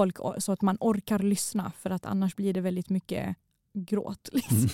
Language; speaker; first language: Swedish; early bilingual, other home language; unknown